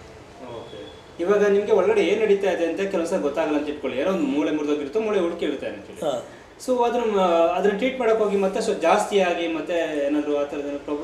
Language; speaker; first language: Kannada; native; Kannada